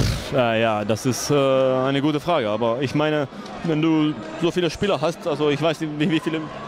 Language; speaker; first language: German; non-native, fluent; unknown